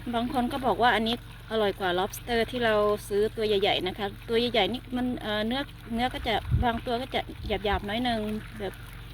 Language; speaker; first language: Thai; native; Thai